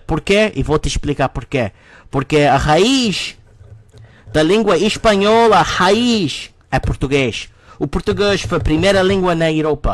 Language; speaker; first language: Portuguese; non-native, learner; English